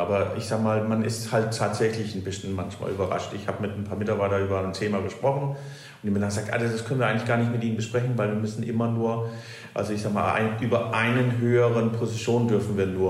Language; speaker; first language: German; non-native, fluent; Danish